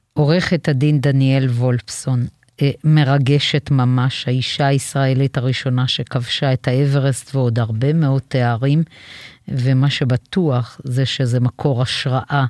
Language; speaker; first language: Hebrew; native; Hebrew